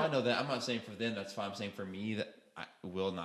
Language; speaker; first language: English; native; English